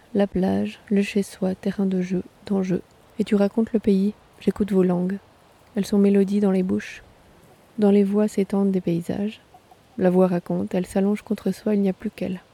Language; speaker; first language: French; non-native, fluent; Chinese